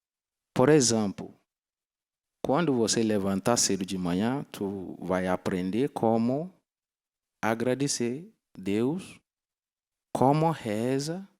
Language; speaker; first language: Portuguese; non-native, learner; Yoruba